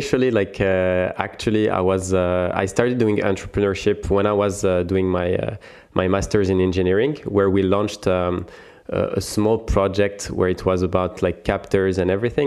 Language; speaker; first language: English; non-native, fluent; French